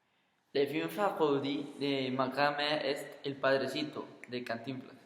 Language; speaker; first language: French; non-native, learner; Spanish